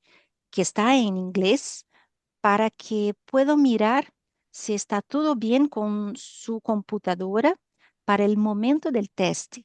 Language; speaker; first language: Spanish; non-native, learner; Portuguese